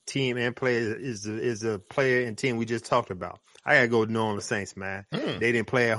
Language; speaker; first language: English; native; English